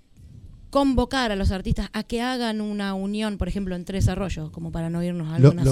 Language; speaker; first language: Spanish; native; Spanish